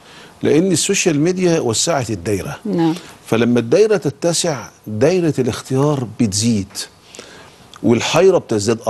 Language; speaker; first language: Arabic; native; Arabic